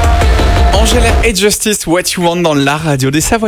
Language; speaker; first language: French; native; French